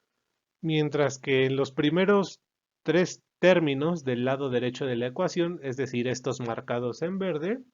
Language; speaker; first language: Spanish; native; Spanish